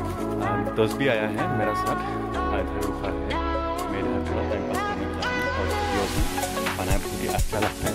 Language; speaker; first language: Hindi; non-native, local second language; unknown